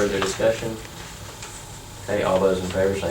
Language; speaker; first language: English; native; English